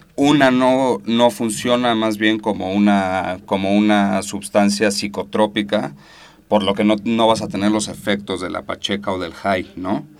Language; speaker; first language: Spanish; native; Spanish